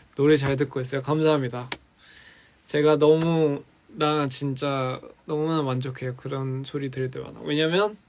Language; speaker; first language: Korean; early bilingual, other home language; English